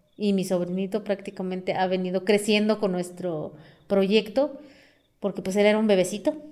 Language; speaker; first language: Spanish; non-native, local second language; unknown